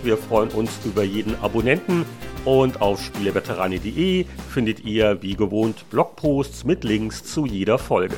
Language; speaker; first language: German; native; German